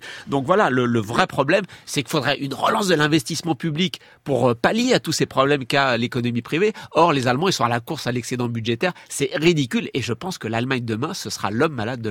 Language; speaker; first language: French; native; French